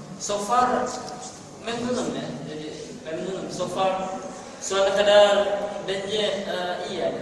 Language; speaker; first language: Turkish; non-native, learner; Indonesian